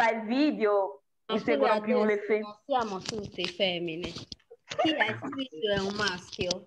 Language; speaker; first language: Italian; non-native, fluent; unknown